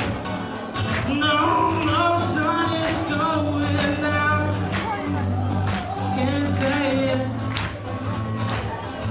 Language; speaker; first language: English; non-native, learner; Korean